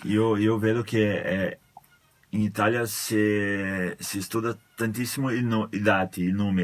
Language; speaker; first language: Italian; non-native, fluent; Portuguese